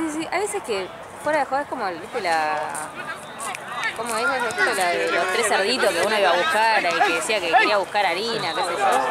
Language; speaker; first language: Spanish; native; Spanish